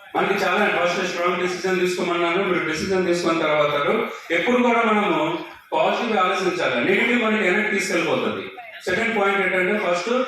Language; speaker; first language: Telugu; non-native, local second language; Odia